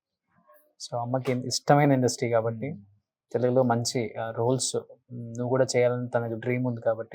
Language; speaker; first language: Telugu; native; Telugu